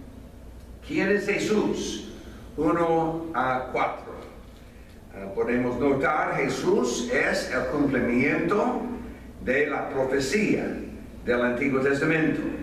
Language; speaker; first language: Spanish; non-native, fluent; English